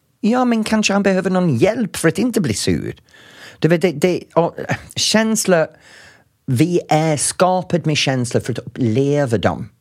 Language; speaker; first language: Swedish; non-native, fluent; English